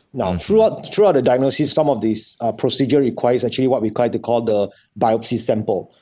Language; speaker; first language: English; non-native, local second language; Chinese